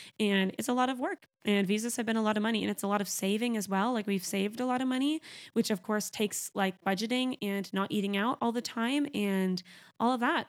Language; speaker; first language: English; native; English